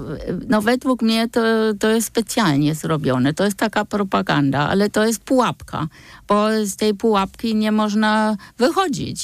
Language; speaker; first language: Polish; non-native, fluent; German